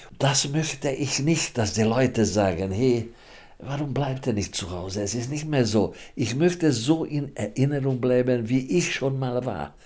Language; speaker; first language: German; non-native, fluent; Hungarian